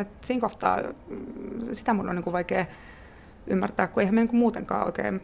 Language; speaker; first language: Finnish; native; Finnish